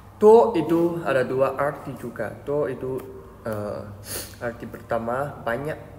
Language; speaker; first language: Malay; non-native, fluent; Chinese